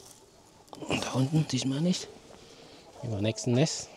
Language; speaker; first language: German; non-native, fluent; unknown